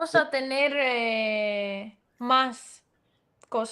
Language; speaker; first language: Spanish; non-native, fluent; Greek